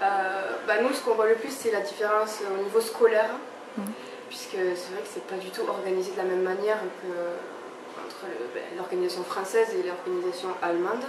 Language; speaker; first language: French; native; French